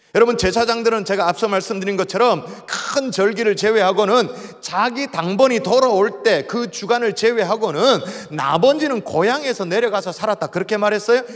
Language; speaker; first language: Korean; native; Korean